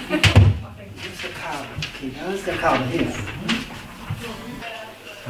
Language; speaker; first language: German; non-native, fluent; English